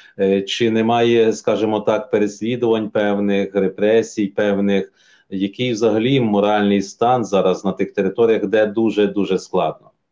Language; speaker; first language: Ukrainian; native; Ukrainian